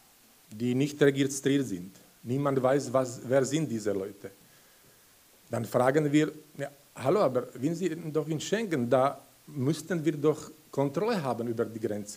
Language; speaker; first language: German; non-native, fluent; Slovak